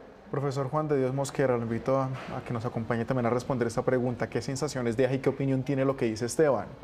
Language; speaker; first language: Spanish; native; Spanish